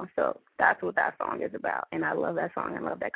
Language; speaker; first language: English; native; English